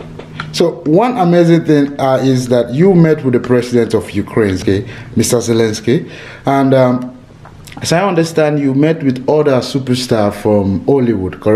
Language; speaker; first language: English; non-native, fluent; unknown